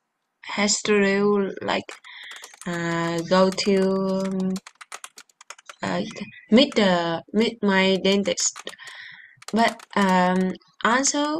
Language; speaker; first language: English; non-native, learner; Vietnamese